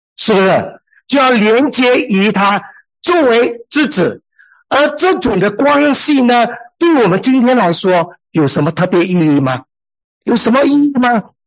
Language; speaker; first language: Chinese; native; Chinese